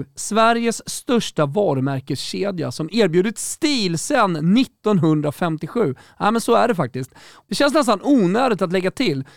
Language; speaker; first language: Swedish; native; Swedish